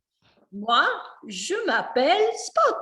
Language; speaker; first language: French; non-native, fluent; English